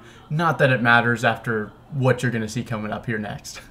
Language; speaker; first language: English; native; English